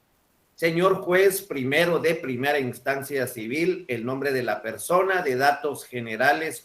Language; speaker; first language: Spanish; native; Spanish